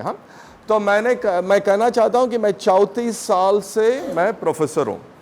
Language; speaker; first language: Hindi; non-native, local second language; Tamil